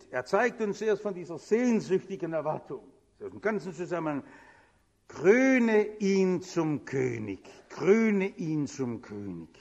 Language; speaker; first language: German; native; German